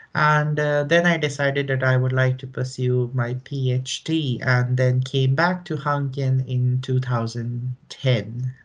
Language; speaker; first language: English; non-native, local second language; Hindi